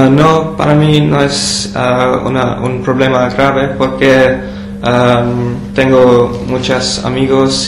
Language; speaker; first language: Spanish; non-native, learner; English